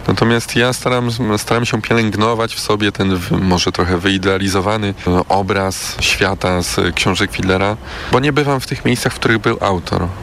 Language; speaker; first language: Polish; native; Polish